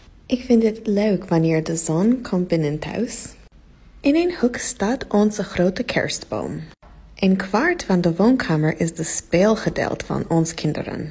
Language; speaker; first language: Dutch; non-native, learner; English